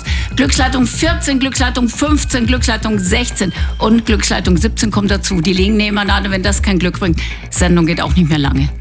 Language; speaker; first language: German; native; German